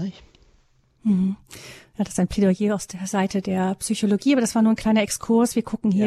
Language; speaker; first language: German; native; German